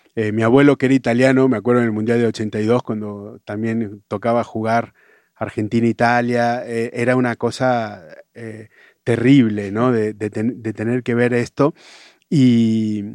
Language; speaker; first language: Spanish; native; Spanish